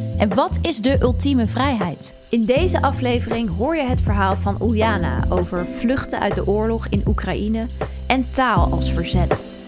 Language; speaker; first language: Dutch; native; Dutch